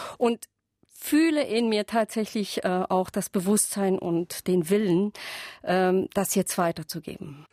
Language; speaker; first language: German; non-native, local second language; Upper Sorbian